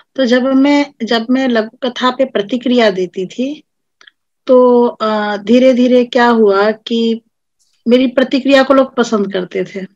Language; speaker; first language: Hindi; non-native, local second language; Maithili